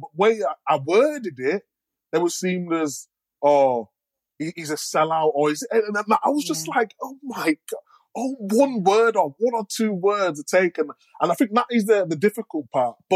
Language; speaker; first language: English; native; English